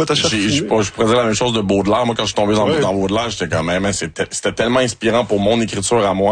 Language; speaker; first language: French; native; French